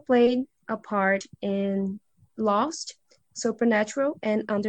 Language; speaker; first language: English; non-native, fluent; Portuguese